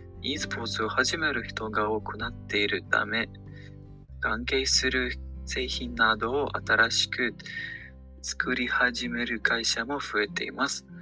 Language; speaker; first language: Japanese; non-native, learner; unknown